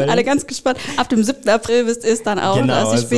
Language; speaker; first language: German; native; German